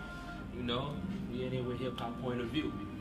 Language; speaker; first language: English; native; English